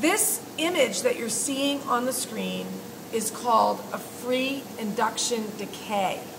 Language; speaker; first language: English; native; English